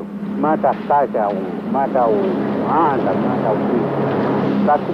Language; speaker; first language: Portuguese; non-native, local second language; Kayapó